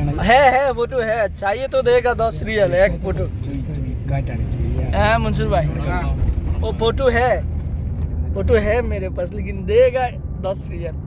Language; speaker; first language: Hindi; non-native, learner; Bangla